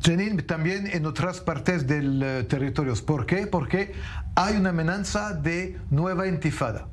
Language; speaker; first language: Spanish; non-native, fluent; French